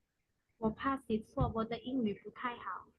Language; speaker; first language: Chinese; non-native, fluent; Khmer